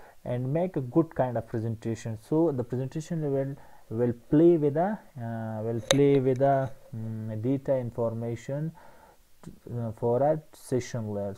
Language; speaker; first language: English; non-native, fluent; Persian